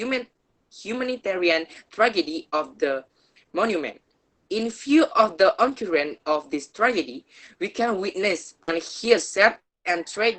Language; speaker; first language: English; non-native, learner; Indonesian